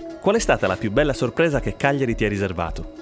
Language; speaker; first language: Italian; native; Italian